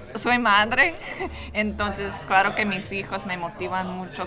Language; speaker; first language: Spanish; non-native, fluent; English